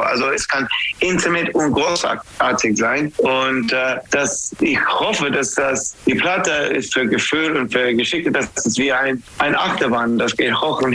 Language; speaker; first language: German; non-native, learner; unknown